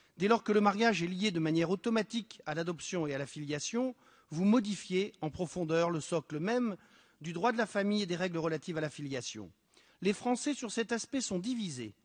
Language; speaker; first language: French; native; French